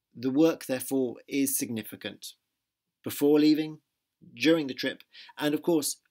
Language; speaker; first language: English; native; English